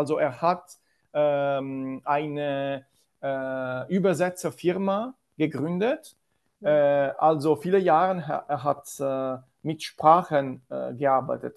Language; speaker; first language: German; non-native, learner; Italian